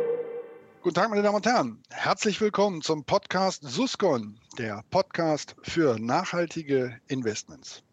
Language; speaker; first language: German; native; German